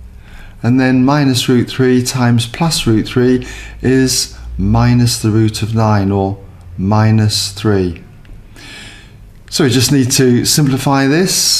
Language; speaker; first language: English; native; English